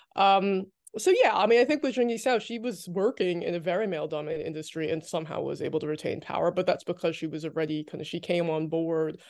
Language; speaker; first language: English; native; English